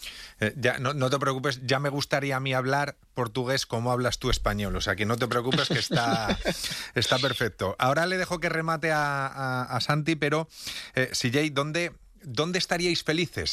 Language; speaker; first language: Spanish; native; Spanish